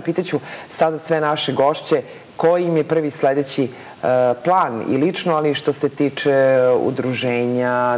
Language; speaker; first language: Serbian; native; Serbian